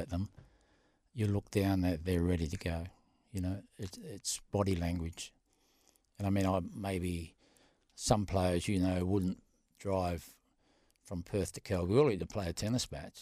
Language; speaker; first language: English; native; English